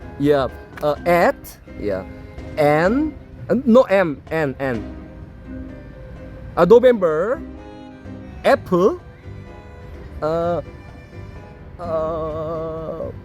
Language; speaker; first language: English; non-native, learner; Korean